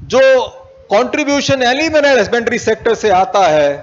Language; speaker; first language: Hindi; native; Hindi